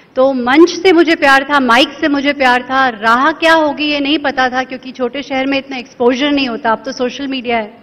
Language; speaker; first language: Hindi; native; Hindi